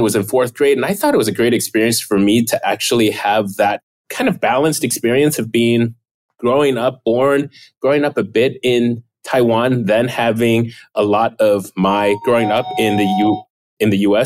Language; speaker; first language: English; early bilingual, other home language; Chinese